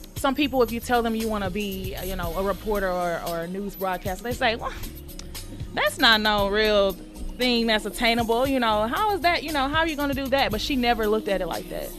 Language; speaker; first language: English; native; English